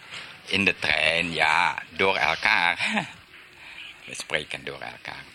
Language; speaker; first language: Dutch; early bilingual, heritage; Dutch